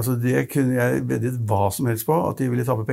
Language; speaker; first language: Norwegian; native; Norwegian